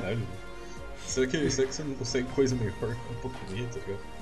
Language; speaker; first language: Portuguese; native; Portuguese